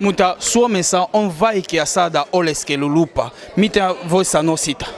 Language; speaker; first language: Finnish; non-native, fluent; Lingala